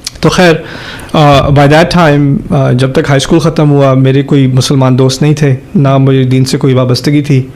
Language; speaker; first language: Urdu; early bilingual, heritage; German